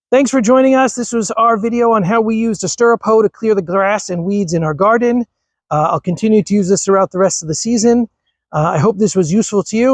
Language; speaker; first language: English; native; English